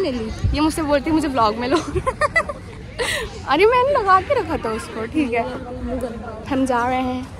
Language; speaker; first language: Hindi; non-native, local second language; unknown